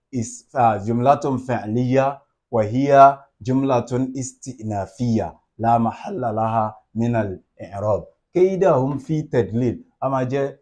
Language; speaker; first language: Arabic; non-native, fluent; Yoruba